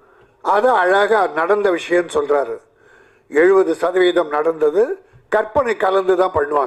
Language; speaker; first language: Tamil; native; Tamil